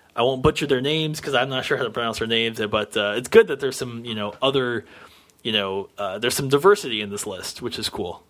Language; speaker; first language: English; native; English